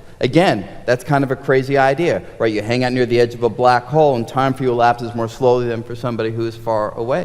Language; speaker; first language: English; native; English